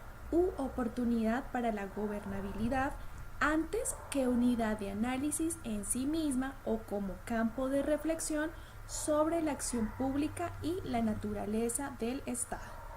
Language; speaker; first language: Spanish; native; Spanish